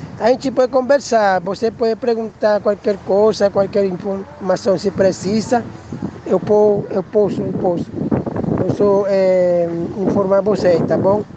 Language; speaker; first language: Portuguese; non-native, learner; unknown